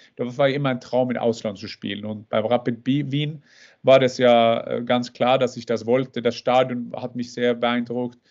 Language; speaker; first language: German; non-native, fluent; Norwegian